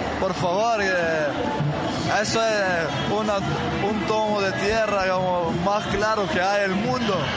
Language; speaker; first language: Spanish; non-native, fluent; Arabic